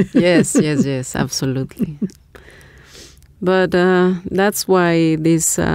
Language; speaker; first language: English; non-native, fluent; Spanish